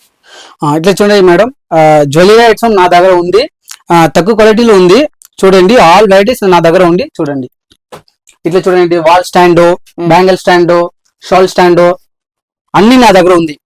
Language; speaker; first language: Telugu; non-native, learner; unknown